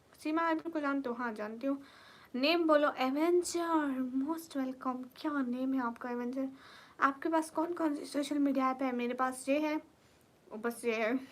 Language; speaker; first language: Urdu; non-native, local second language; Punjabi